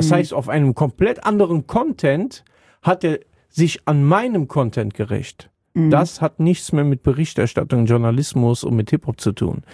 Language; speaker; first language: German; native; German